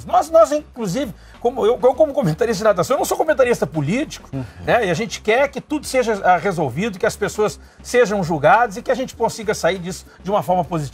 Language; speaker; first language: Portuguese; native; Portuguese